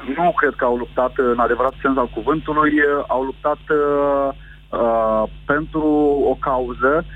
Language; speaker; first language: Romanian; native; Romanian